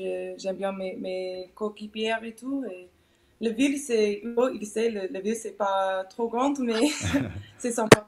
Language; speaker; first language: French; non-native, fluent; English